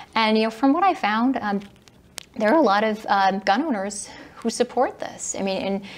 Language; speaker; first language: English; native; English